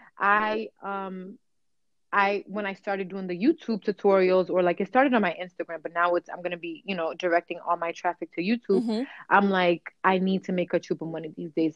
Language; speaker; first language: English; early bilingual, other home language; Kabuverdianu